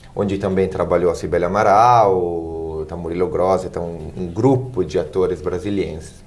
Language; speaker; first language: Portuguese; non-native, fluent; Italian